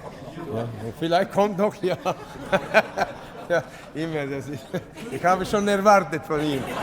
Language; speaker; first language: German; non-native, fluent; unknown